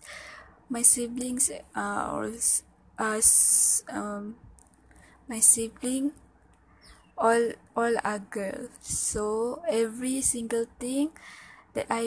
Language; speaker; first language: English; non-native, local second language; Malay